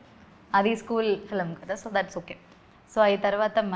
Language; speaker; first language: Telugu; non-native, learner; Malayalam